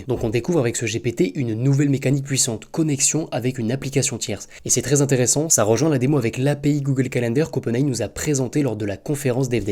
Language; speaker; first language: French; native; French